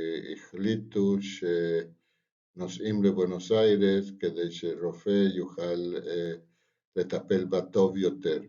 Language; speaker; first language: Hebrew; non-native, fluent; Spanish